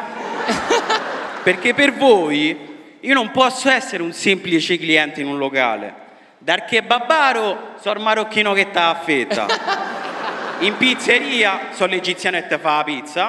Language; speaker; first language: Italian; early bilingual, other home language; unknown